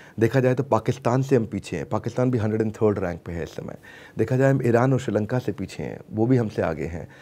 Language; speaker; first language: Hindi; native; Hindi